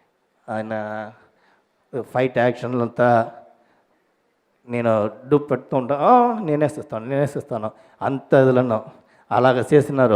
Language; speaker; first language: Telugu; non-native, learner; Tamil